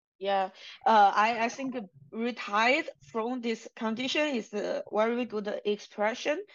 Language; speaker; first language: English; non-native, fluent; Chinese